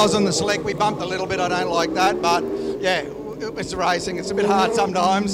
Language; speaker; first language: English; native; English